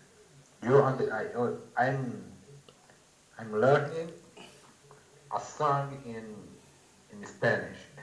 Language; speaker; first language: English; non-native, learner; Portuguese